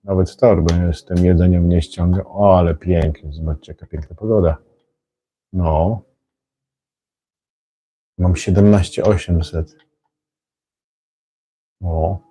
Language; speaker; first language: Polish; native; Polish